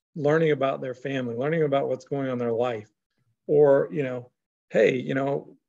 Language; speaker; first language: English; native; English